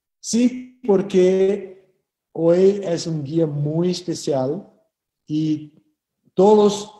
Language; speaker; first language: Spanish; non-native, fluent; Portuguese